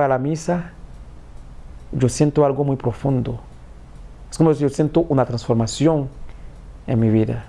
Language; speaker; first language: Spanish; non-native, fluent; Haitian Creole